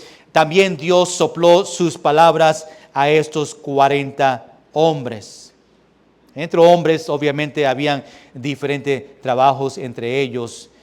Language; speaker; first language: Spanish; early bilingual, heritage; Spanish